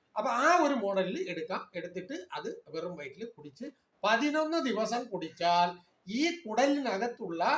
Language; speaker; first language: Malayalam; non-native, local second language; Tamil